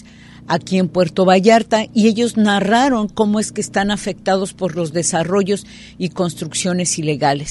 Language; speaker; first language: Spanish; native; Spanish